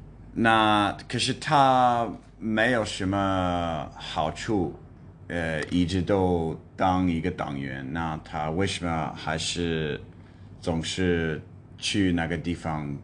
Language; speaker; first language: Chinese; non-native, fluent; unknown